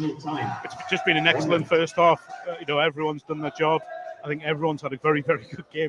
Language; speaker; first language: English; native; English